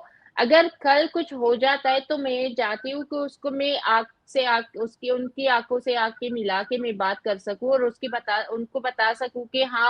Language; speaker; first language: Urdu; non-native, fluent; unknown